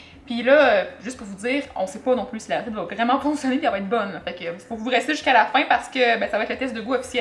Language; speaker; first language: French; native; French